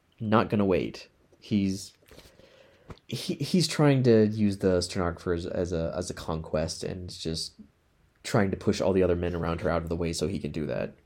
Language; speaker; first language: English; native; English